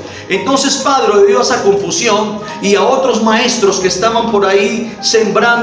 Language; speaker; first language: Spanish; native; Spanish